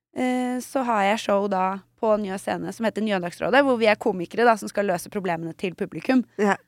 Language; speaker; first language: Norwegian; native; Norwegian